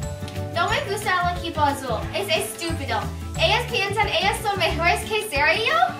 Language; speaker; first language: Spanish; non-native, learner; English